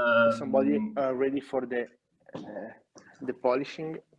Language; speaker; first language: English; non-native, learner; Italian